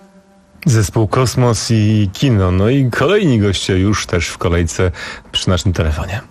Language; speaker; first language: Polish; native; Polish